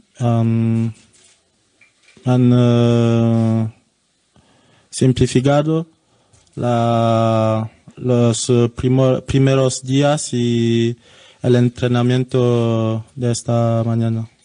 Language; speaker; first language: Spanish; non-native, learner; French